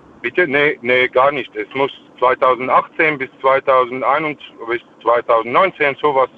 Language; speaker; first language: German; non-native, fluent; Arabic